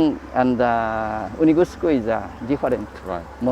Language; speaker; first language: English; non-native, learner; Japanese